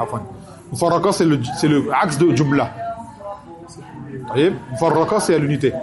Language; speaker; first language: French; native; French